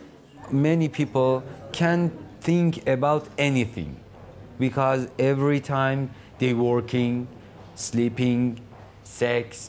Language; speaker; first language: English; non-native, learner; Persian